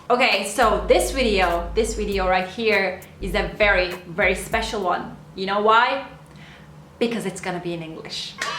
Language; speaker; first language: English; non-native, fluent; Turkish